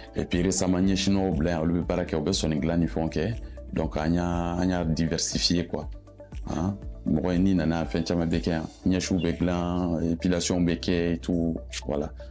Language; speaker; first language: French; non-native, local second language; Bambara